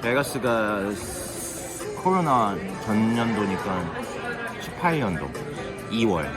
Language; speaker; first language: Korean; native; Korean